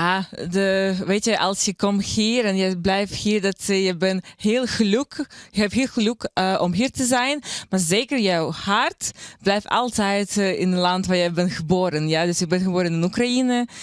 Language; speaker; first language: Dutch; non-native, learner; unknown